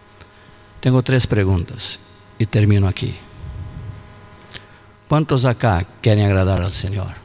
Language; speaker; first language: Spanish; non-native, learner; Portuguese